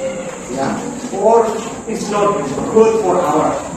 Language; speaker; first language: English; non-native, learner; Indonesian